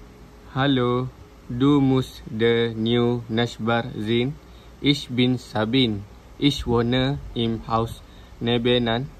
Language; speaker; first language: German; non-native, learner; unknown